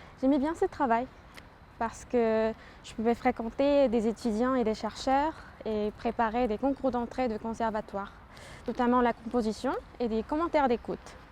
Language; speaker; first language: French; non-native, fluent; Korean